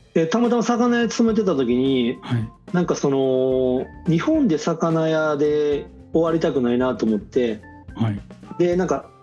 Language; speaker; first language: Japanese; native; Japanese